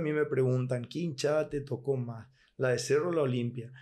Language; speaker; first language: Spanish; native; Spanish